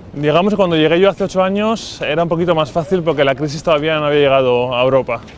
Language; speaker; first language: Spanish; native; Spanish